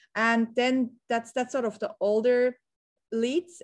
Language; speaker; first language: English; non-native, fluent; Swiss German